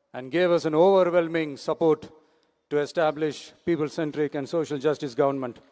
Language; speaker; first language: English; non-native, local second language; Tamil